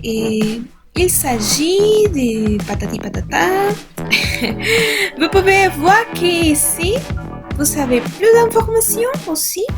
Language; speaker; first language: French; non-native, learner; Spanish